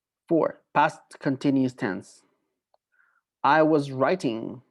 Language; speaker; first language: English; non-native, fluent; Spanish